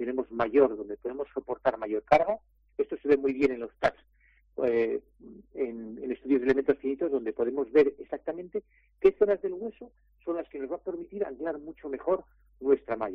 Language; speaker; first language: Spanish; native; Spanish